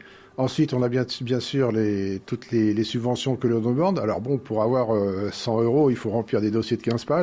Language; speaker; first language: French; native; French